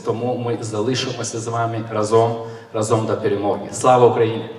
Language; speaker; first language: Ukrainian; non-native, fluent; Lithuanian